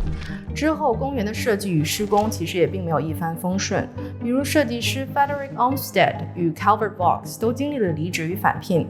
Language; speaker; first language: Chinese; native; Chinese